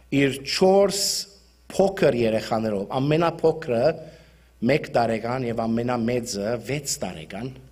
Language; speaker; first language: Armenian; early bilingual, heritage; Armenian